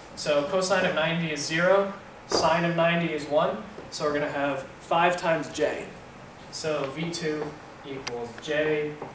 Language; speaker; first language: English; native; English